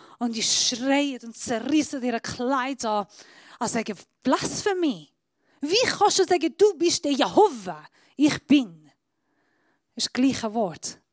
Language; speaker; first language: German; non-native, fluent; Persian